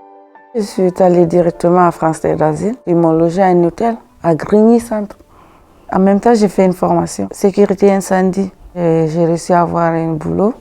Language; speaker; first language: French; non-native, fluent; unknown